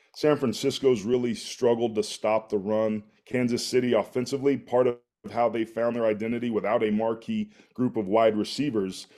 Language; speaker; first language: English; native; English